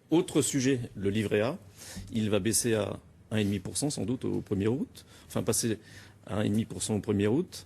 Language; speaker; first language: French; native; French